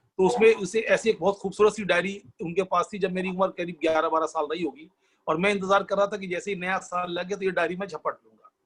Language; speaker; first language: Hindi; non-native, local second language; Bangla